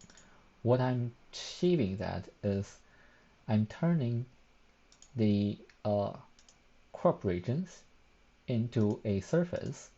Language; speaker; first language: English; non-native, fluent; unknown